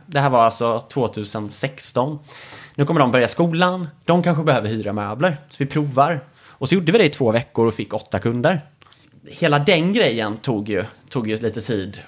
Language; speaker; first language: Swedish; native; Swedish